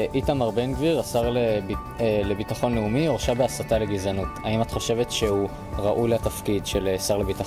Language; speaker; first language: Hebrew; native; Hebrew